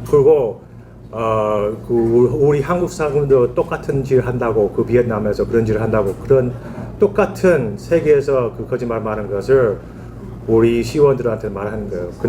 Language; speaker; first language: Korean; early bilingual, heritage; Korean